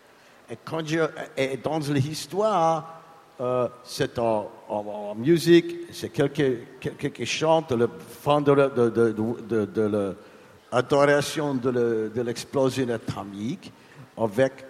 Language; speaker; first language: French; non-native, learner; English